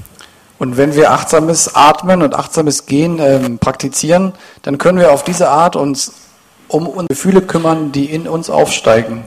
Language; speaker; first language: German; native; German